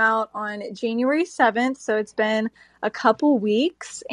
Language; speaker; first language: English; native; English